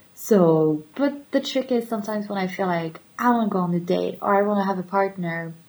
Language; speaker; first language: English; non-native, fluent; French